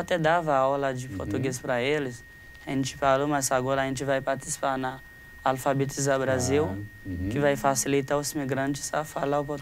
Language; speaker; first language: Portuguese; non-native, fluent; Haitian Creole